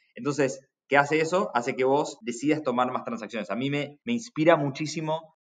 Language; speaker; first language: Spanish; native; Spanish